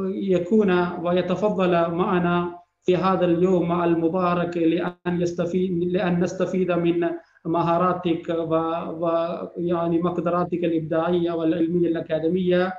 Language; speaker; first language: Arabic; non-native, fluent; Malayalam